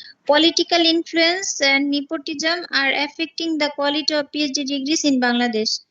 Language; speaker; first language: English; non-native, local second language; Bangla